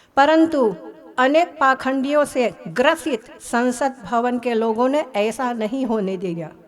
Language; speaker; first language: Hindi; early bilingual, heritage; Hindi